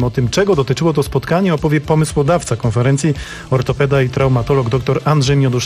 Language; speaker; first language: Polish; native; Polish